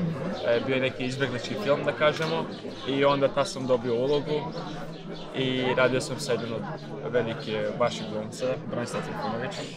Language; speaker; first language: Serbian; non-native, fluent; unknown